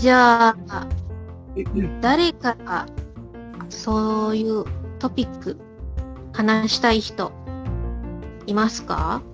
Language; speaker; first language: Japanese; non-native, learner; Malay